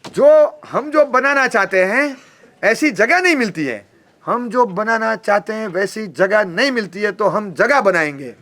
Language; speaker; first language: Hindi; non-native, local second language; Gujarati